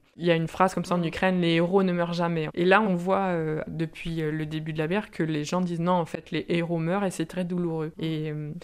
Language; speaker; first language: French; native; French